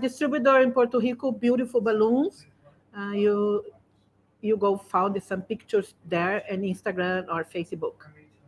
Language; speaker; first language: English; non-native, learner; Portuguese